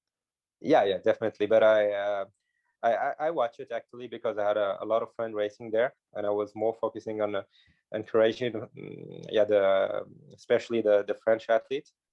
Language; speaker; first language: English; non-native, fluent; Arabic